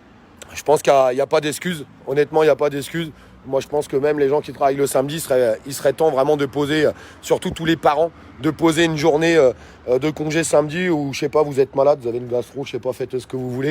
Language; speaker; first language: French; native; French